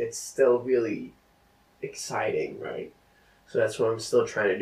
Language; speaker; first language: English; non-native, fluent; Czech